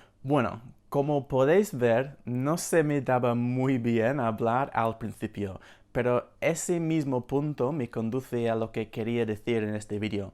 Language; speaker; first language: Spanish; non-native, fluent; English